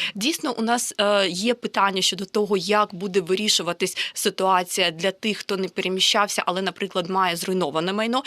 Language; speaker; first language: Ukrainian; native; Ukrainian